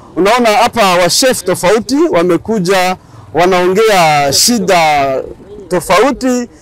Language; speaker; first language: Swahili; non-native, local second language; Kinyarwanda